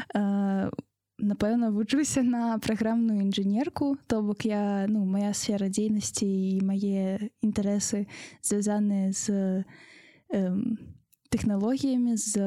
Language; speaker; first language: Belarusian; non-native, local second language; Russian